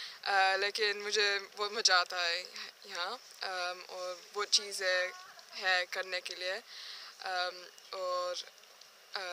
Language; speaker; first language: Hindi; early bilingual, heritage; Hindi